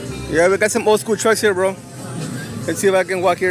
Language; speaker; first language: English; early bilingual, other home language; Spanish